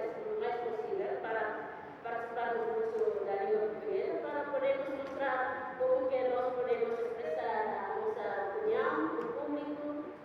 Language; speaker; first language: Portuguese; non-native, learner; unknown